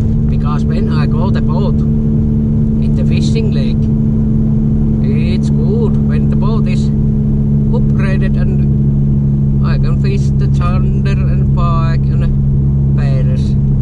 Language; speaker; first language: English; non-native, learner; Finnish